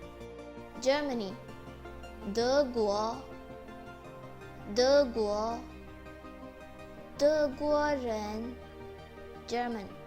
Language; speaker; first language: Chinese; non-native, fluent; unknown